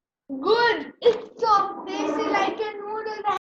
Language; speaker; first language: English; non-native, learner; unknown